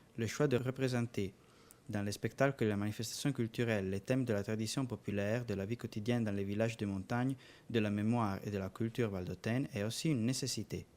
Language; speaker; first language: French; non-native, local second language; Italian